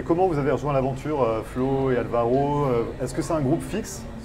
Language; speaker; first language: French; native; French